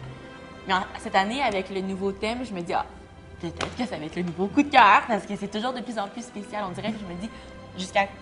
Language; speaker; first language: French; native; French